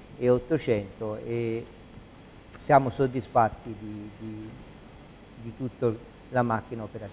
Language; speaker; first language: Italian; native; Italian